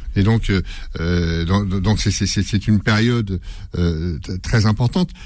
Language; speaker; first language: French; native; French